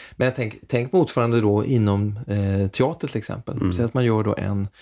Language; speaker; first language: Swedish; native; Swedish